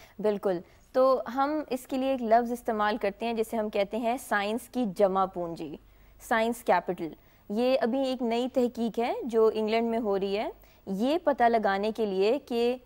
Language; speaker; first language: Hindi; native; Hindi